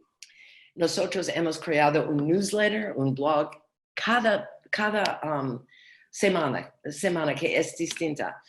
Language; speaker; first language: Spanish; non-native, learner; English